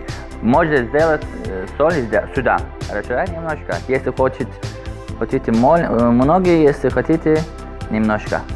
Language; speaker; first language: Russian; non-native, learner; Azerbaijani